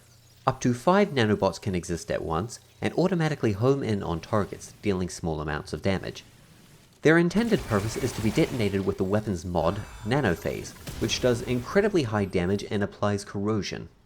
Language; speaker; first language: English; native; English